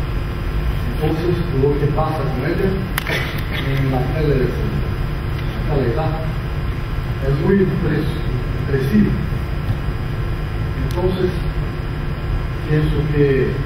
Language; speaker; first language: Spanish; non-native, learner; Portuguese